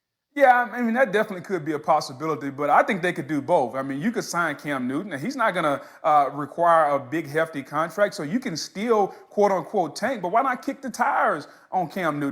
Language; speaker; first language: English; native; English